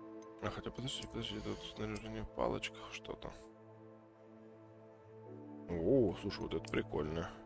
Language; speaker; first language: Russian; native; Russian